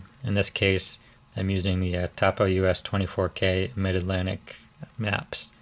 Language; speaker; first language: English; native; English